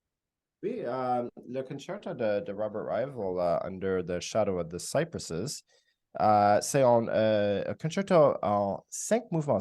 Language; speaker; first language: French; non-native, learner; English